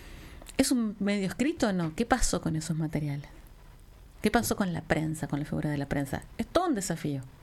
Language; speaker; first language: Spanish; native; Spanish